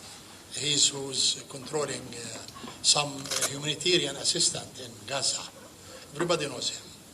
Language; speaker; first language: English; non-native, fluent; Arabic